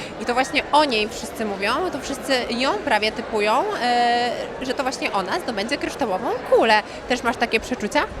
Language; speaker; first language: Polish; native; Polish